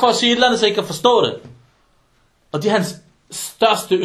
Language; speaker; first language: Danish; early bilingual, other home language; Arabic